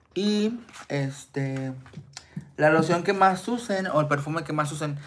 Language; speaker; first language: Spanish; native; Spanish